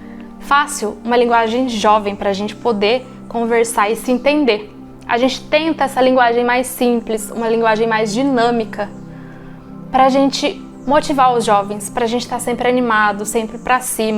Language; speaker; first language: Portuguese; native; Portuguese